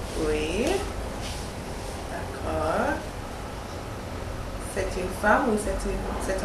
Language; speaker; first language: French; non-native, learner; English